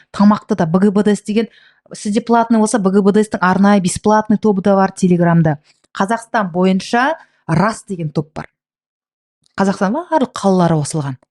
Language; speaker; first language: Kazakh; native; Kazakh